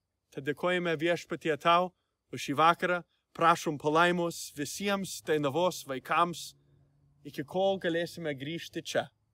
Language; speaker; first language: Lithuanian; early bilingual, heritage; Lithuanian